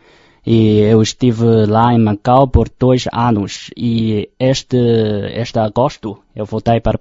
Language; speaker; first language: Portuguese; non-native, fluent; Chinese